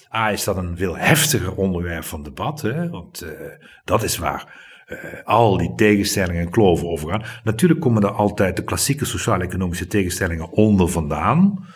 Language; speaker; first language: Dutch; native; Dutch